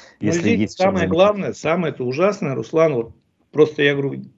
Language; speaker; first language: Russian; native; Russian